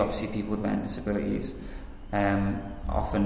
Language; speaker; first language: English; native; English